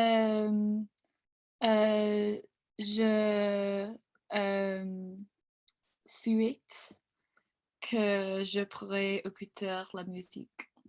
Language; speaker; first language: French; non-native, learner; English